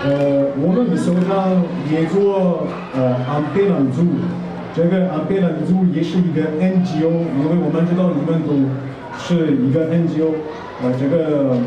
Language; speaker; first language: Chinese; non-native, fluent; Malagasy